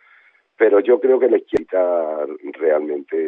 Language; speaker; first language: Spanish; native; Spanish